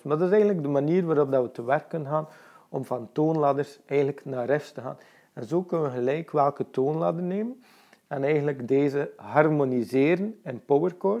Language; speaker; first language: Dutch; native; Dutch